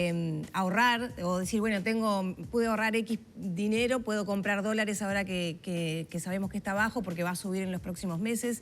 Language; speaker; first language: Spanish; native; Spanish